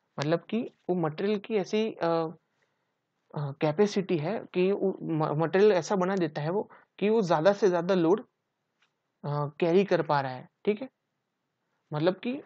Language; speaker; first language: Hindi; non-native, local second language; Gujarati